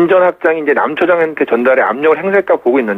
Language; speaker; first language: Korean; native; Korean